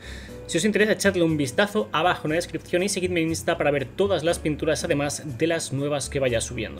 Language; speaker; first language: Spanish; native; Spanish